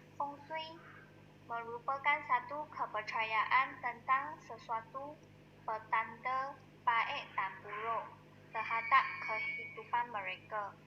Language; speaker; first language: Malay; non-native, local second language; Chinese